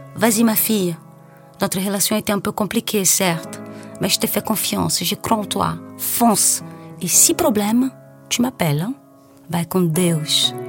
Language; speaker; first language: French; non-native, fluent; Portuguese